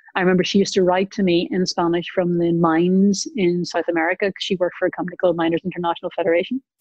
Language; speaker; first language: English; native; English